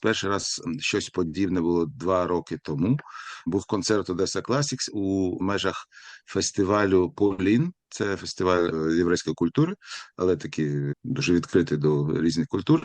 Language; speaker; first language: Ukrainian; non-native, local second language; Russian